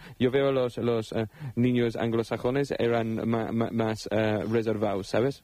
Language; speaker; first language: Spanish; non-native, fluent; English